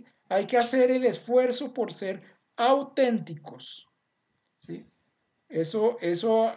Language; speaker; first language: Spanish; native; Spanish